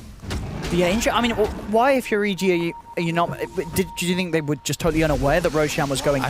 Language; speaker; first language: English; native; English